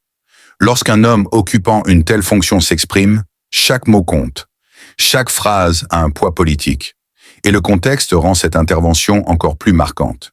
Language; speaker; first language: French; native; French